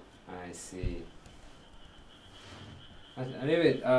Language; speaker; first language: English; non-native, learner; Japanese